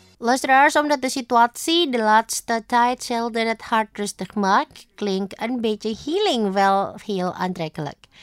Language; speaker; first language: Dutch; non-native, fluent; Indonesian